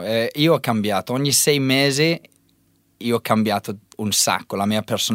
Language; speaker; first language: Italian; non-native, learner; English